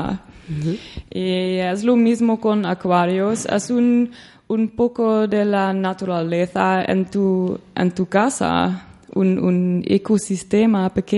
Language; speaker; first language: Spanish; non-native, learner; Dutch